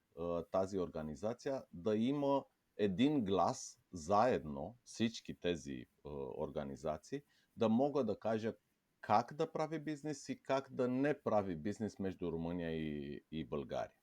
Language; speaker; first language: Bulgarian; non-native, fluent; Romanian